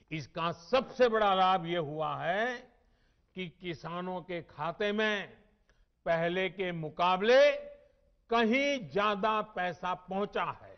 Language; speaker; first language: Hindi; non-native, local second language; Gujarati